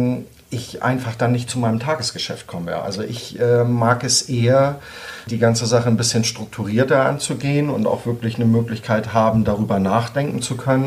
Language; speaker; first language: German; native; German